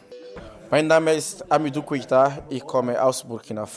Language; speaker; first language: German; non-native, learner; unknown